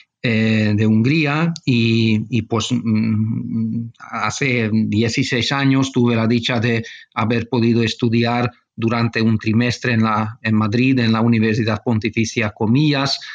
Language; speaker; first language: Spanish; non-native, fluent; Hungarian